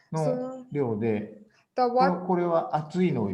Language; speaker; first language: Japanese; native; Japanese